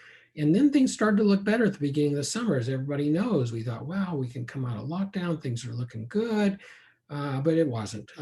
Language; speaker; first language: English; native; English